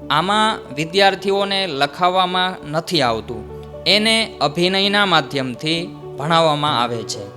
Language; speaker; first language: Gujarati; native; Gujarati